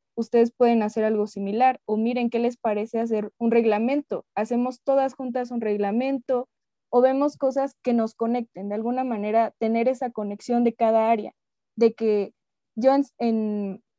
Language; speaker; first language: Spanish; native; Spanish